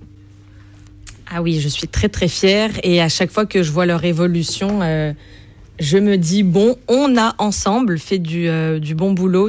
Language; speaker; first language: French; native; French